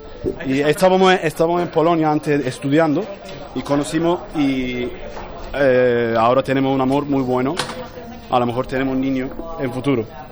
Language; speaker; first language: Spanish; non-native, learner; Turkish